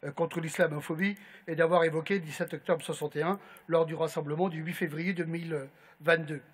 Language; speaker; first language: French; native; French